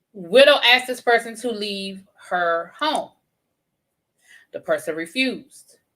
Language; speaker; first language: English; native; English